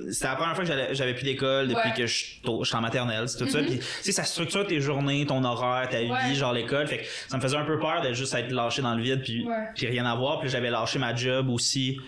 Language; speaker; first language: French; native; French